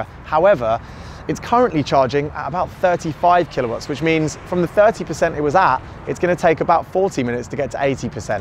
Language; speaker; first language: English; native; English